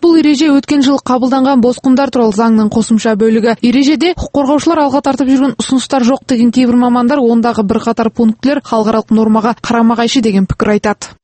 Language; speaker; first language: Kazakh; native; Kazakh